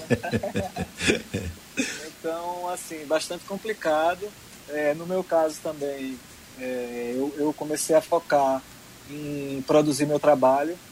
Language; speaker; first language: Portuguese; native; Portuguese